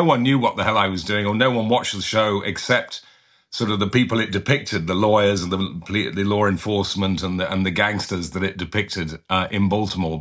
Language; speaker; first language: English; native; English